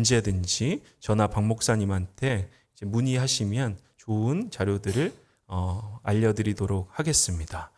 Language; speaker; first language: Korean; native; Korean